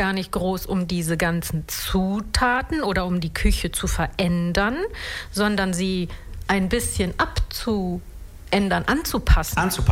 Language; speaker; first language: German; early bilingual, other home language; Italian